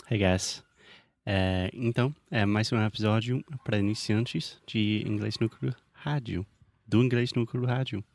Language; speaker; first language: Portuguese; non-native, fluent; English